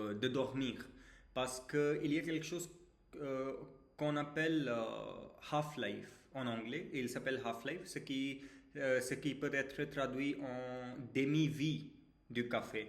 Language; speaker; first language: French; non-native, learner; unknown